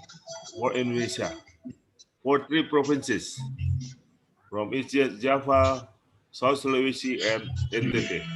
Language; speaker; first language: English; non-native, learner; Indonesian